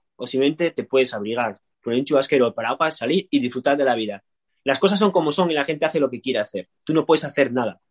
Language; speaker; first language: Spanish; native; Spanish